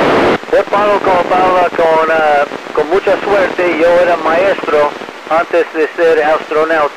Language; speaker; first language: Spanish; early bilingual, heritage; English